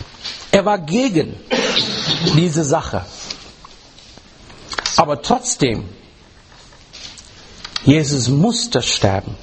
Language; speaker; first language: German; non-native, fluent; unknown